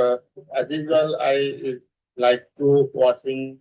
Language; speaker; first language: English; non-native, learner; Bangla